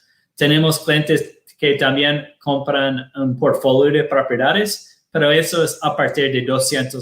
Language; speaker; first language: Spanish; non-native, fluent; Portuguese